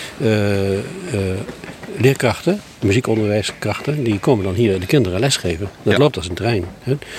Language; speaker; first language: Dutch; native; Dutch